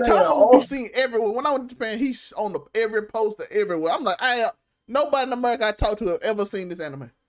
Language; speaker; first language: English; native; English